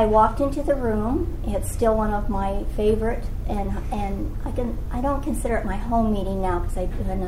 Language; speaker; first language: English; native; English